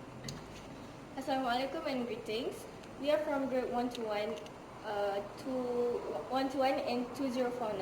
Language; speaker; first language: English; non-native, local second language; Malay